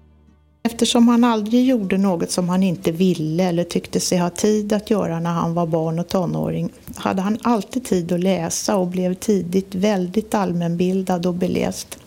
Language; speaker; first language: Swedish; native; Swedish